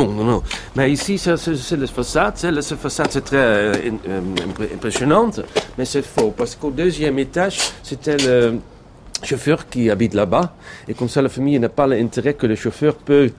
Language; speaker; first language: French; non-native, fluent; Dutch